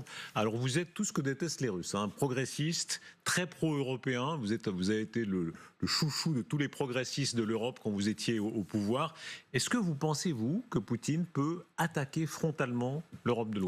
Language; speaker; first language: French; native; French